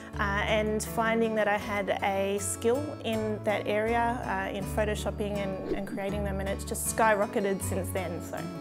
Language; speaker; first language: English; native; English